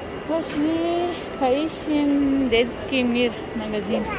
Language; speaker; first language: Russian; non-native, local second language; Tajik